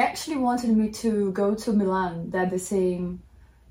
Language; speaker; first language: English; non-native, fluent; Portuguese